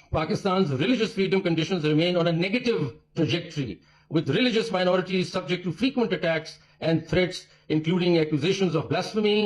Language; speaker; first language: English; non-native, local second language; Urdu